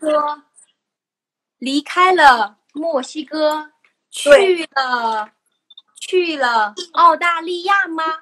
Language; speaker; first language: Chinese; non-native, learner; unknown